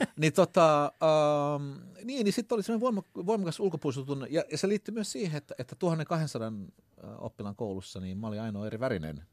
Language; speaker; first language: Finnish; early bilingual, other home language; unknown